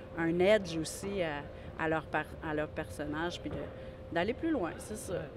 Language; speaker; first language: French; native; French